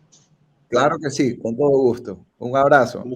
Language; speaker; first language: Spanish; native; Spanish